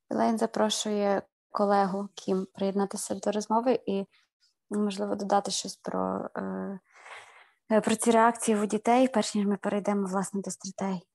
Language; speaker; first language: Ukrainian; native; Ukrainian